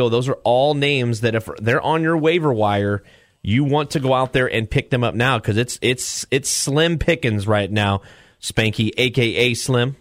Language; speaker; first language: English; native; English